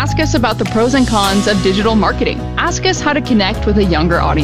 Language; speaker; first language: English; native; English